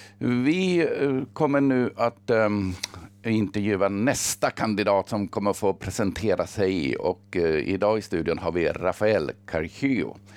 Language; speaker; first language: Swedish; native; Swedish